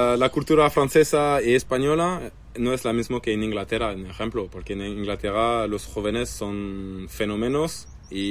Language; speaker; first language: Spanish; non-native, learner; French